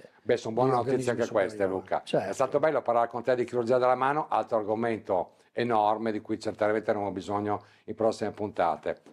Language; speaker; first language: Italian; native; Italian